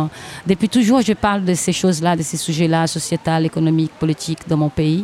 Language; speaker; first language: French; non-native, fluent; Portuguese